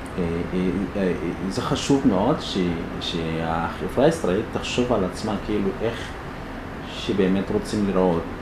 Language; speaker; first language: Hebrew; non-native, fluent; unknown